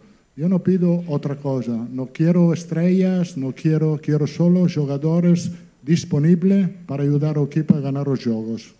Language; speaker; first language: Portuguese; non-native, learner; Italian